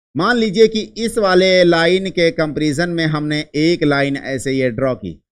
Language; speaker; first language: Hindi; native; Hindi